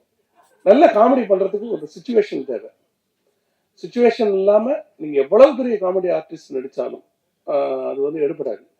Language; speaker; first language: Tamil; native; Tamil